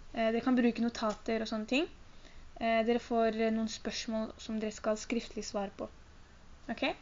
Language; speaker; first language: Norwegian; early bilingual, other home language; Urdu